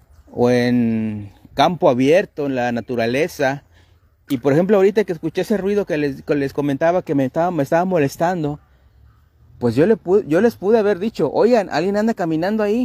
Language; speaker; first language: Spanish; native; Spanish